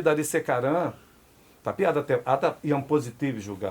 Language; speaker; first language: Indonesian; non-native, fluent; Portuguese